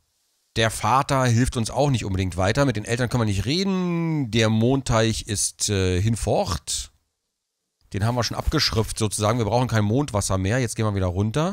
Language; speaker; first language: German; native; German